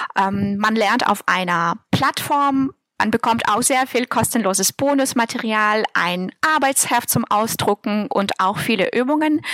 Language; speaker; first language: German; non-native, fluent; Russian